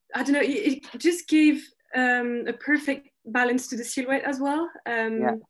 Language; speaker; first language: English; non-native, fluent; French